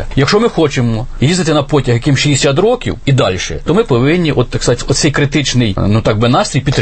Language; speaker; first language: Ukrainian; native; Ukrainian